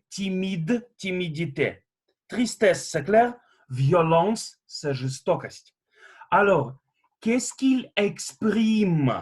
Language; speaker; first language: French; non-native, fluent; Russian